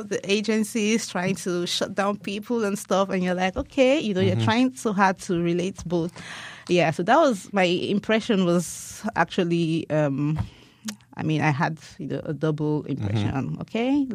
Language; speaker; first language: English; non-native, local second language; Igbo